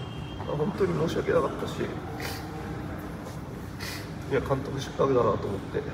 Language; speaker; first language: Japanese; native; Japanese